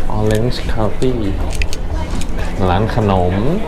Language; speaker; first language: Thai; native; Thai